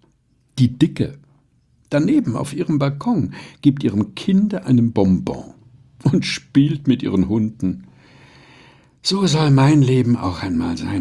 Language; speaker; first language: German; native; German